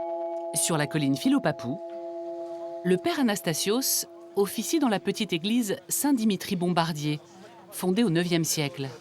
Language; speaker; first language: French; native; French